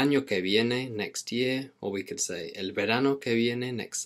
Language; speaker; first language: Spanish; non-native, fluent; English